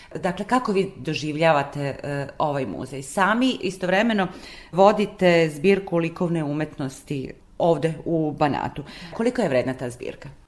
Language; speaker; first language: Serbian; native; Serbian